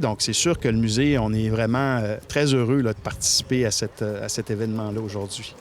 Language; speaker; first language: French; native; French